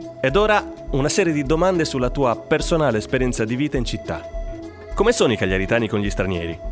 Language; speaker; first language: Italian; native; Italian